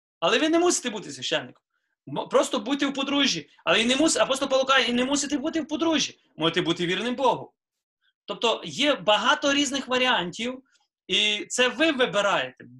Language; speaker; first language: Ukrainian; native; Ukrainian